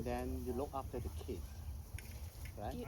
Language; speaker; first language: English; non-native, fluent; Cantonese